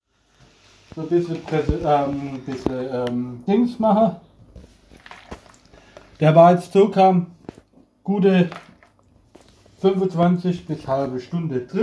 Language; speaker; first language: German; non-native, fluent; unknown